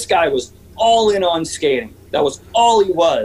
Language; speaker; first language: English; native; English